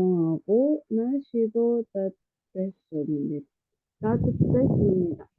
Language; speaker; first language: Korean; non-native, learner; Indonesian